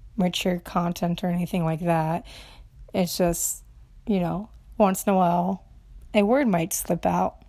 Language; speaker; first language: English; non-native, fluent; Romanian